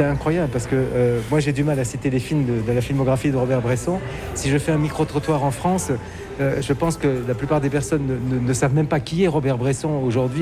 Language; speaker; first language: French; native; French